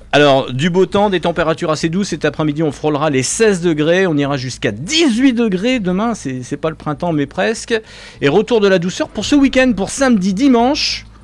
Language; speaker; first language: French; native; French